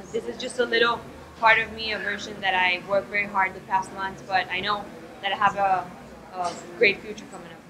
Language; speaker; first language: English; non-native, fluent; Spanish